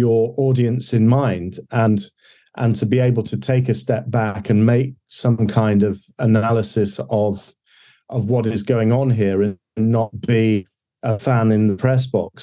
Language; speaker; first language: English; native; English